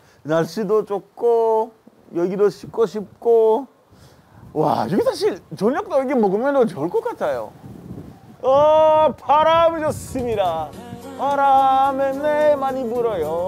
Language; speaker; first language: Korean; non-native, learner; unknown